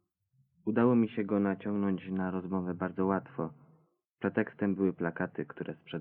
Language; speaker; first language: Polish; native; Polish